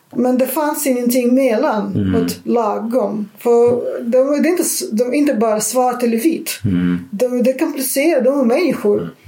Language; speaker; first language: Swedish; non-native, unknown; Russian